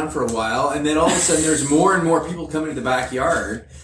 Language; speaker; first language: English; native; English